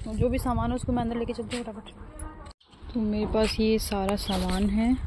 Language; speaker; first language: Hindi; non-native, local second language; Rajasthani